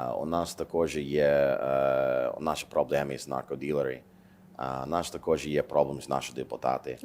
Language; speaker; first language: Ukrainian; non-native, learner; English